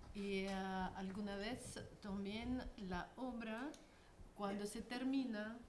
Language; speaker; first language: Spanish; non-native, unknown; Russian